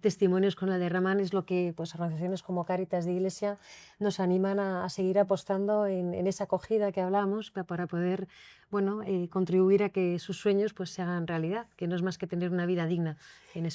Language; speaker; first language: Spanish; native; Spanish